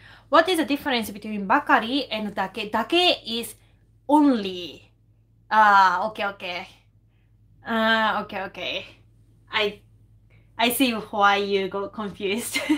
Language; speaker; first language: English; non-native, fluent; Japanese